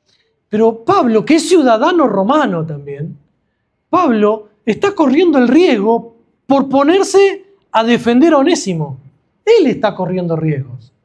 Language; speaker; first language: Spanish; native; Spanish